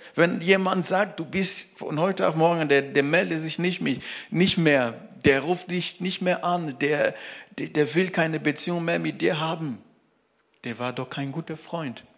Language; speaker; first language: German; non-native, fluent; French